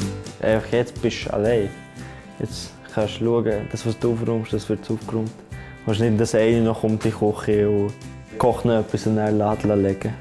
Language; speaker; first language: German; non-native, fluent; Latvian